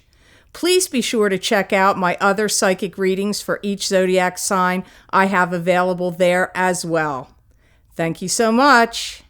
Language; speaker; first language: English; native; English